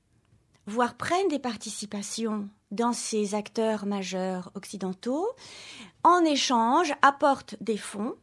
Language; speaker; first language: French; native; French